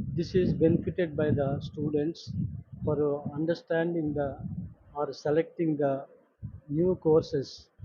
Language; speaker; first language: English; non-native, local second language; Telugu